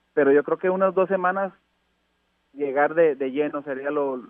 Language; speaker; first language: Spanish; native; Spanish